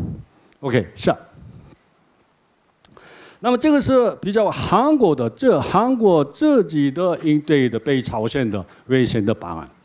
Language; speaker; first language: Chinese; non-native, learner; Korean